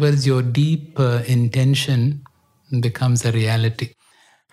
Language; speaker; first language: English; non-native, local second language; Kannada